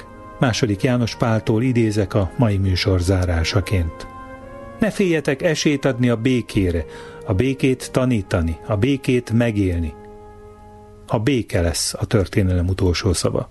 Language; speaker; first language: Hungarian; native; Hungarian